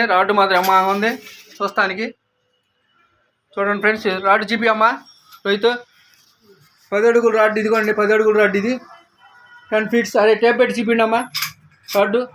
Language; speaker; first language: Telugu; native; Telugu